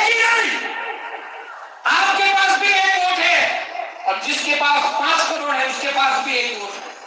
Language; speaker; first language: Hindi; non-native, local second language; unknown